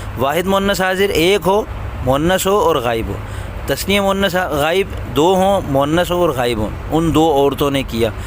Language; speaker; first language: Urdu; native; Urdu